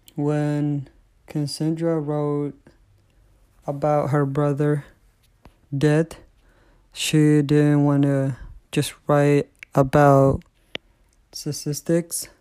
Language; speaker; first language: English; non-native, fluent; Tigrinya